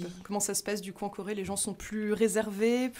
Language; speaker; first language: French; native; French